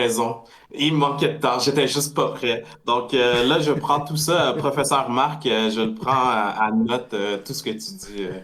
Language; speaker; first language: French; native; French